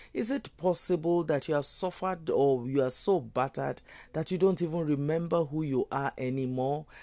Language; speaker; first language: English; non-native, local second language; Yoruba